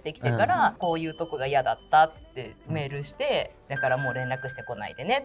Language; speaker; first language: Japanese; native; Japanese